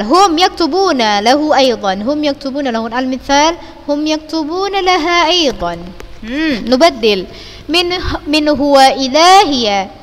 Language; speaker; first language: Arabic; non-native, fluent; Indonesian